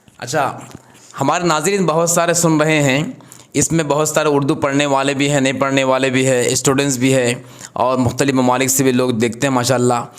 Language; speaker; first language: Urdu; native; Urdu